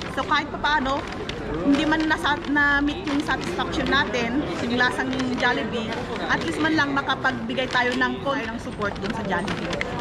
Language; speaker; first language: Filipino; non-native, local second language; Iloko